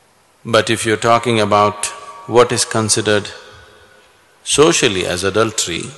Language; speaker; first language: English; non-native, local second language; Kannada